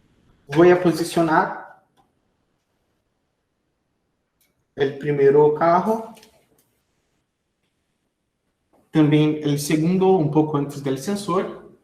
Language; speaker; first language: Spanish; non-native, fluent; Portuguese